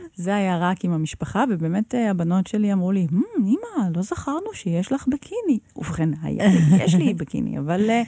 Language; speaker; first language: Hebrew; native; Hebrew